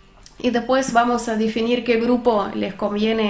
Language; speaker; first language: Spanish; non-native, fluent; Russian